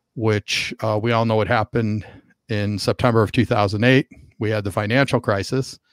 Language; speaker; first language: English; native; English